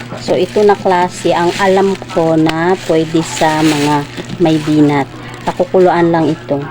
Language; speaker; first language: Filipino; non-native, local second language; Cebuano